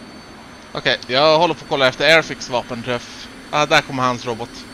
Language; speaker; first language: Swedish; native; Swedish